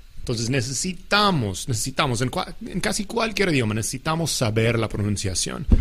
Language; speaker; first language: Spanish; non-native, fluent; English